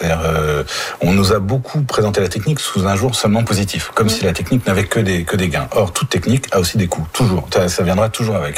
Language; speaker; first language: French; native; French